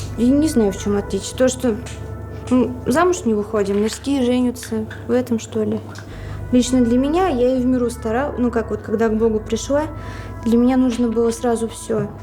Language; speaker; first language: Russian; native; Russian